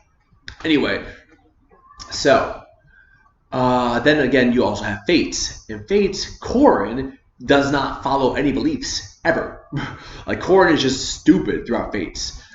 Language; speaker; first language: English; native; English